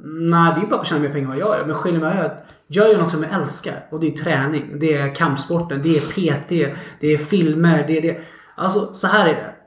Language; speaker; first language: Swedish; early bilingual, other home language; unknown